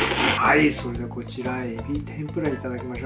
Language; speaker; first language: Japanese; native; Japanese